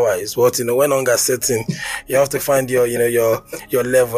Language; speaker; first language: English; non-native, local second language; Yoruba